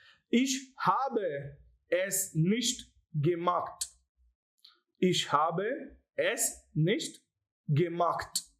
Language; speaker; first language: German; non-native, learner; Gujarati